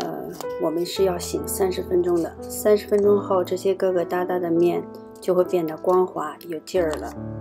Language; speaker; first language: Chinese; native; Chinese